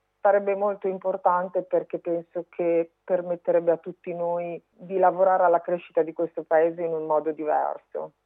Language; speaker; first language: Italian; early bilingual, heritage; Italian